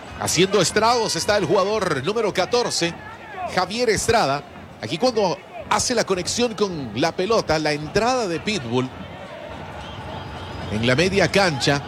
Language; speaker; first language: Spanish; native; Spanish